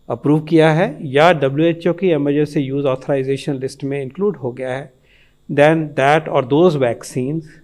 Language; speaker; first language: Hindi; native; Hindi